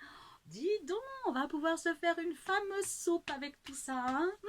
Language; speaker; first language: French; native; French